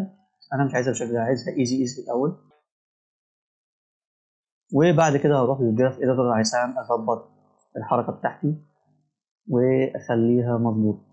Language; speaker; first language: Arabic; native; Arabic